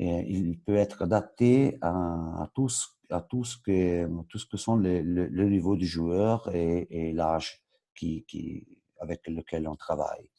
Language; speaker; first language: French; non-native, local second language; Italian